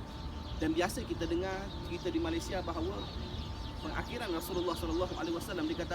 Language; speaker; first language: Malay; native; Malay